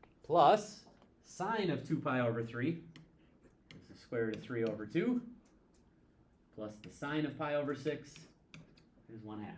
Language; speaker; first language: English; native; English